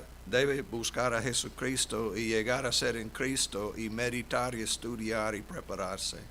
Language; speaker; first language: Spanish; non-native, fluent; English